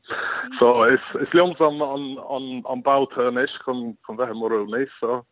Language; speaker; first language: Irish; non-native, learner; English